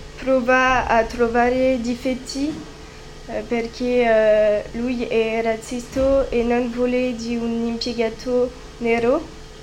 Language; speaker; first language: Italian; non-native, learner; French